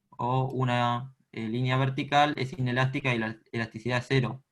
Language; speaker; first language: Spanish; native; Spanish